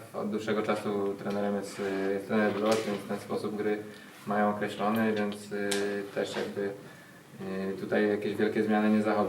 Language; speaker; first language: Polish; native; Polish